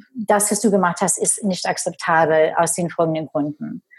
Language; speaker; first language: German; non-native, fluent; English